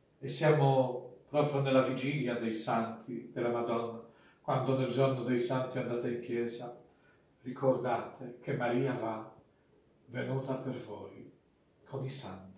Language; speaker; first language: Italian; non-native, fluent; Polish